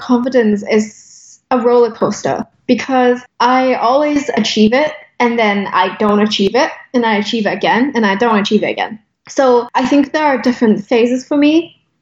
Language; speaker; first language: English; native; English